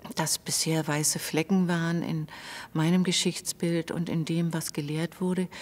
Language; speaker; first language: German; native; German